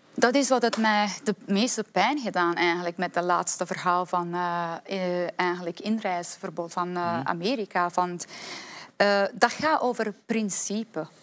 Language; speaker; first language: Dutch; non-native, fluent; Persian